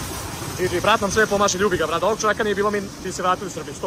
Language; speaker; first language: Croatian; native; Croatian